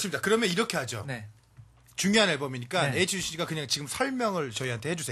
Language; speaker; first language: Korean; native; Korean